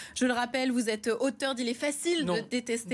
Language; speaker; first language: French; native; French